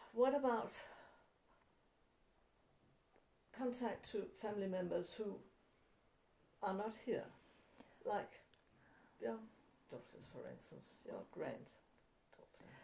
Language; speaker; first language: English; non-native, fluent; Danish